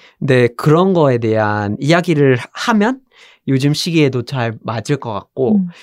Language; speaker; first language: Korean; non-native, fluent; English